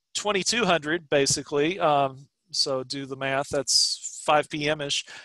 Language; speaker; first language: English; native; English